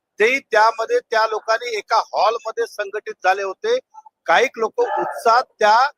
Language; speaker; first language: Marathi; non-native, local second language; Hindi